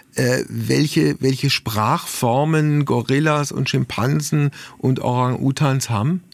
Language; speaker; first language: German; native; German